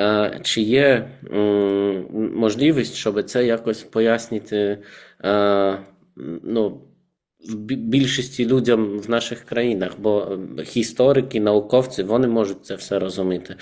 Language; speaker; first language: Ukrainian; non-native, fluent; Polish